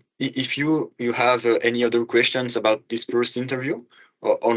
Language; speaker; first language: English; non-native, fluent; French